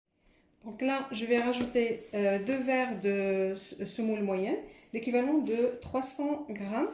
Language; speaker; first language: French; non-native, local second language; Arabic